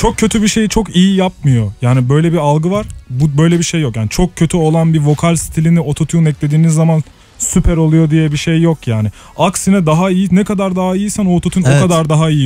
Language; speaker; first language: Turkish; native; Turkish